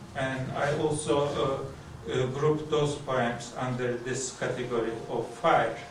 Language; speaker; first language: English; non-native, fluent; Turkish